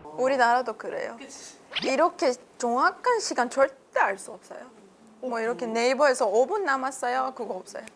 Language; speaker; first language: Korean; non-native, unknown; Persian